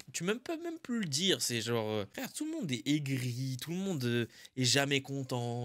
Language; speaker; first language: French; native; French